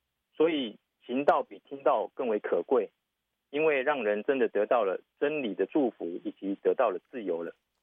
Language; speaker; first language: Chinese; native; Chinese